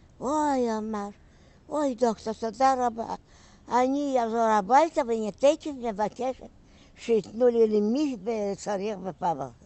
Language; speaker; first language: Hebrew; non-native, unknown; German